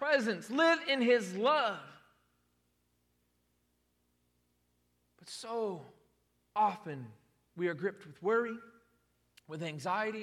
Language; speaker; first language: English; native; English